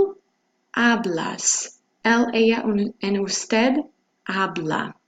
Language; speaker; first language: Spanish; non-native, fluent; English